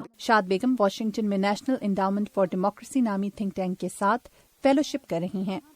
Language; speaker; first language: Urdu; native; Urdu